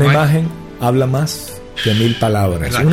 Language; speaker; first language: Spanish; native; Spanish